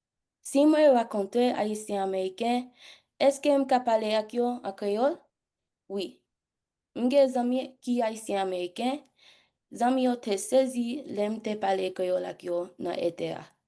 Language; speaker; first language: Haitian Creole; early bilingual, heritage; English